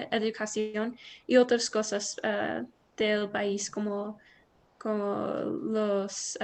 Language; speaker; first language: Spanish; non-native, learner; English